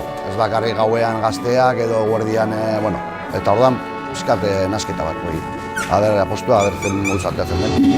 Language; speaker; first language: Basque; non-native, local second language; Spanish